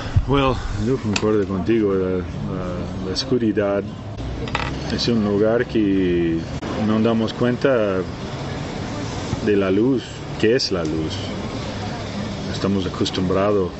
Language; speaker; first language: Spanish; non-native, fluent; Portuguese